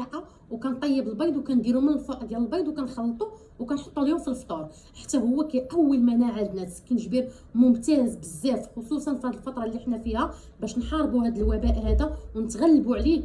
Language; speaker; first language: Arabic; native; Arabic